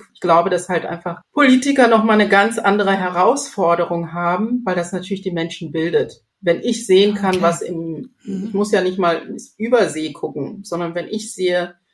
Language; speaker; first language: German; non-native, fluent; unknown